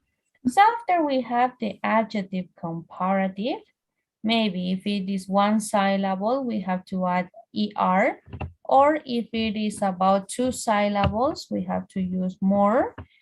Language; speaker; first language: English; non-native, fluent; Spanish